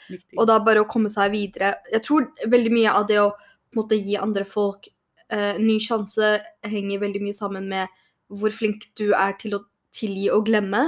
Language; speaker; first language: Norwegian; early bilingual, other home language; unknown